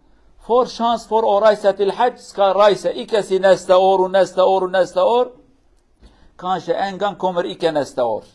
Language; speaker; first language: Swedish; non-native, learner; Kurdish